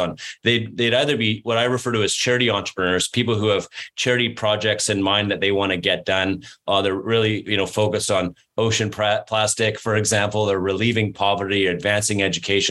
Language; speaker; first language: English; native; English